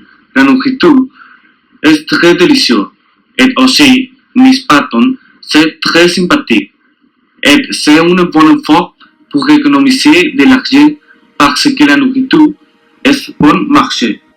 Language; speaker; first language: French; non-native, learner; Spanish